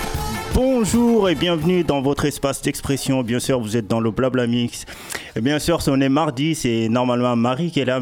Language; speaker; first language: French; native; French